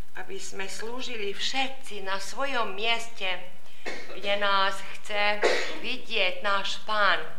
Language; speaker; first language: Slovak; early bilingual, heritage; Slovak